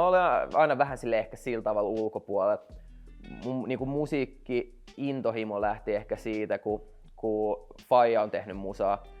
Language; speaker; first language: Finnish; non-native, local second language; Swedish